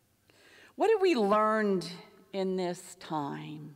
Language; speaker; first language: English; native; English